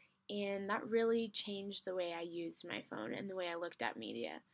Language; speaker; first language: English; native; English